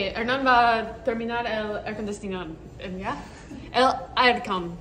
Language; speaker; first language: Spanish; non-native, learner; English